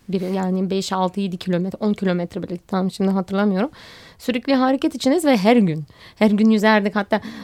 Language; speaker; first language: Turkish; non-native, fluent; Russian